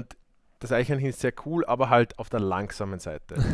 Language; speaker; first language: German; native; German